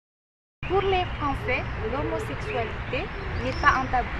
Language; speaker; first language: French; non-native, fluent; Indonesian